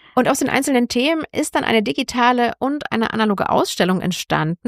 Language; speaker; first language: German; native; German